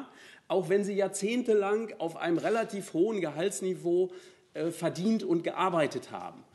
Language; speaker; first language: German; native; German